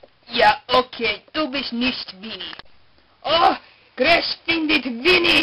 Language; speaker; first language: German; non-native, learner; English